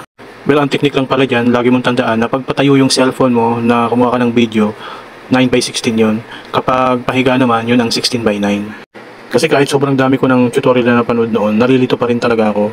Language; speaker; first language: Filipino; native; Filipino